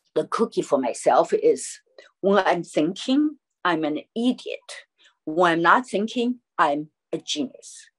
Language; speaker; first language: English; non-native, fluent; Chinese